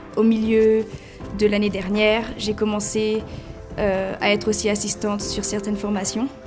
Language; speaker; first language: French; native; French